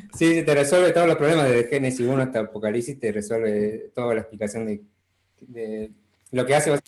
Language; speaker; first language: Spanish; native; Spanish